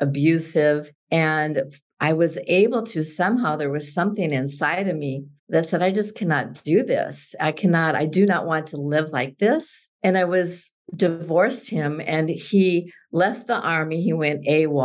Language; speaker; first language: English; native; English